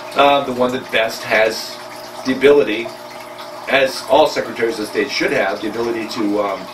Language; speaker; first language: English; native; English